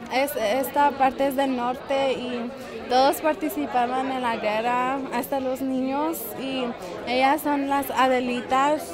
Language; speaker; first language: Spanish; early bilingual, other home language; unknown